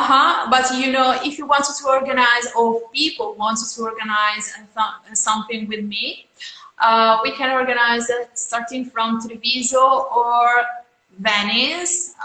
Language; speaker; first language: English; non-native, fluent; Italian